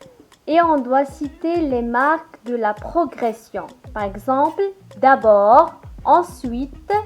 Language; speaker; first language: French; non-native, local second language; Arabic